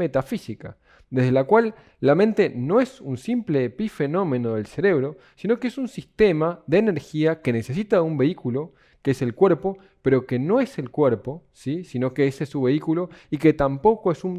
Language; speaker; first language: Spanish; native; Spanish